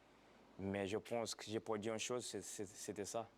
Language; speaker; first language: French; non-native, fluent; Portuguese